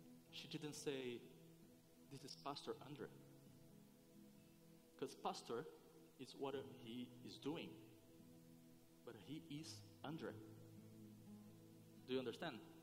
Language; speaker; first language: English; non-native, fluent; Portuguese